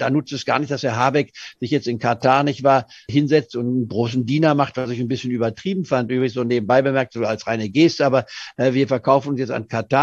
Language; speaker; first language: German; native; German